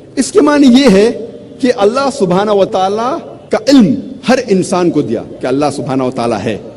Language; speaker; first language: Urdu; non-native, local second language; Konkani